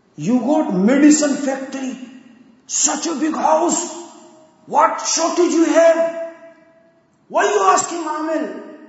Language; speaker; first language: English; non-native, local second language; Urdu